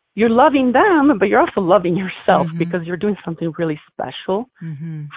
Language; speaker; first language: English; non-native, fluent; Italian